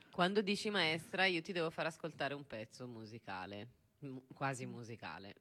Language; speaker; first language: Italian; native; Italian